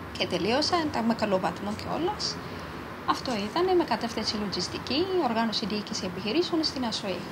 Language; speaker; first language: Greek; non-native, fluent; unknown